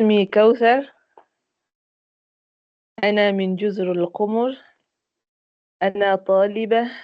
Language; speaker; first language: Arabic; non-native, learner; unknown